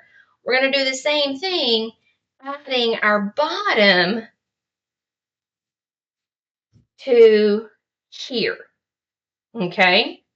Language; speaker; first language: English; native; English